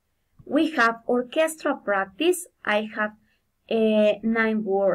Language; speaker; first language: English; non-native, fluent; Spanish